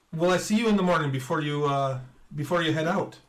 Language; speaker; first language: English; native; English